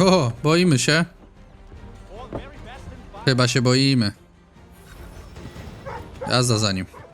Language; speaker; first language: Polish; native; Polish